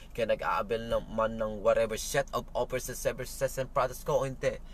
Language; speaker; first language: English; non-native, local second language; Filipino